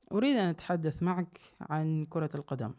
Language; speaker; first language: Arabic; non-native, fluent; Uzbek